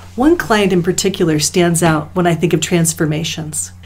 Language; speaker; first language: English; native; English